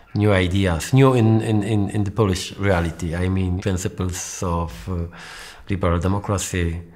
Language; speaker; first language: English; non-native, fluent; Polish